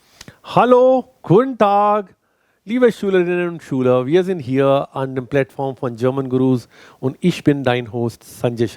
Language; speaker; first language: German; non-native, fluent; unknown